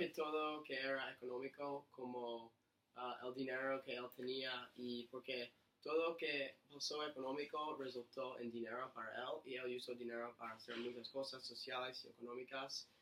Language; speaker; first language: Spanish; non-native, learner; English